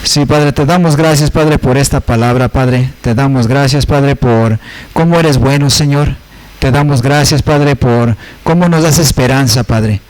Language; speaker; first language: Spanish; early bilingual, heritage; Spanish